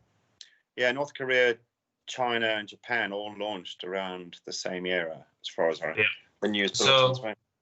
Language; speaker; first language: English; native; English